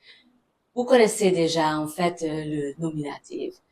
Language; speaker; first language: French; non-native, fluent; German